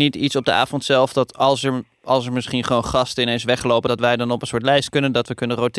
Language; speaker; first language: Dutch; native; Dutch